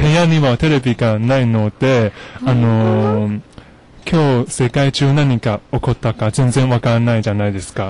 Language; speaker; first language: Japanese; non-native, fluent; Chinese